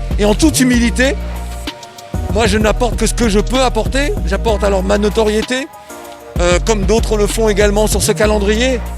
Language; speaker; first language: French; native; French